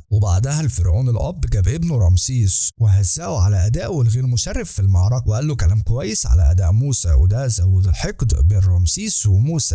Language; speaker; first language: Arabic; native; Arabic